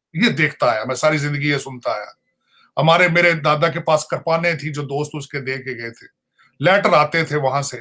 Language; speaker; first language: Urdu; non-native, local second language; Punjabi